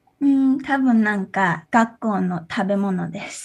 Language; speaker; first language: Japanese; early bilingual, heritage; English